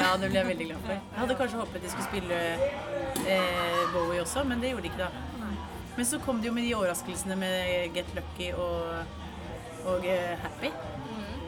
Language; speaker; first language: Norwegian; native; Norwegian